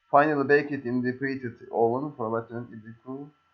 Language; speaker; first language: English; non-native, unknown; Turkish